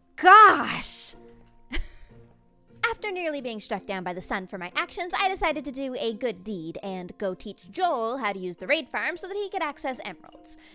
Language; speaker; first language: English; native; English